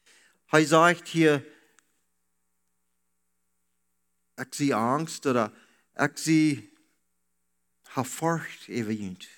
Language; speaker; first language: German; non-native, learner; Low German